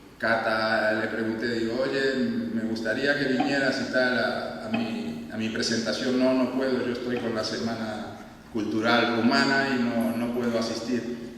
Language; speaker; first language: Spanish; native; Spanish